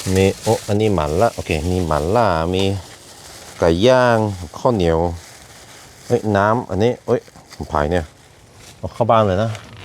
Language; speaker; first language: Thai; non-native, fluent; Norwegian